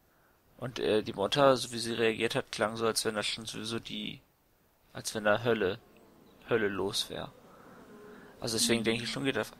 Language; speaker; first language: German; native; German